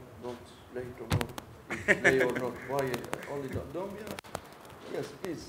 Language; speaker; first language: English; non-native, learner; French